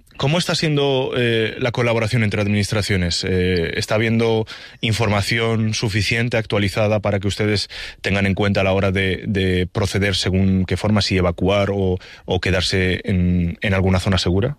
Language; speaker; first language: Spanish; native; Spanish